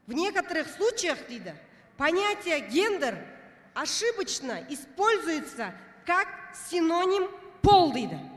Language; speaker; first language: Russian; non-native, local second language; Kazakh